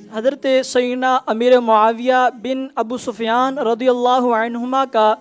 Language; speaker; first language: Urdu; non-native, local second language; Punjabi